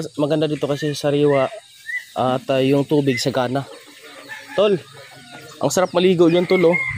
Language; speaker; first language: Filipino; non-native, local second language; Cebuano